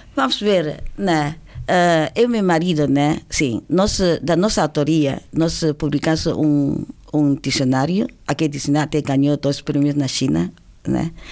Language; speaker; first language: Portuguese; non-native, fluent; Chinese